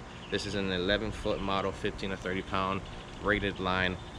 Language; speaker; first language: English; native; English